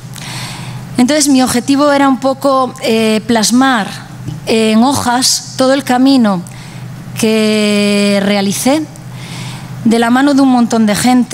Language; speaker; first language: Spanish; native; Spanish